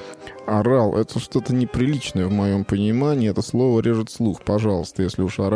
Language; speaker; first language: Russian; native; Russian